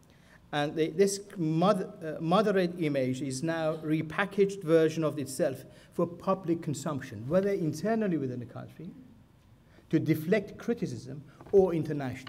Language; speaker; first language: English; non-native, fluent; Persian